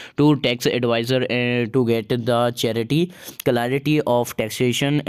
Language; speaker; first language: Hindi; native; Hindi